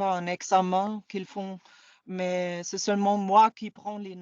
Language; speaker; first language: French; non-native, fluent; German